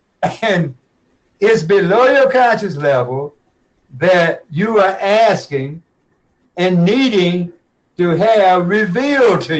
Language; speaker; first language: English; native; English